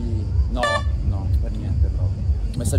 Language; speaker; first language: Italian; native; Italian